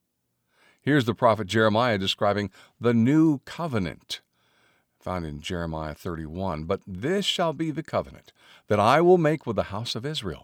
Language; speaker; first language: English; native; English